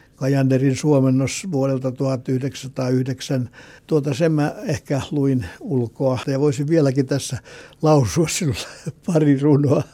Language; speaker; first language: Finnish; native; Finnish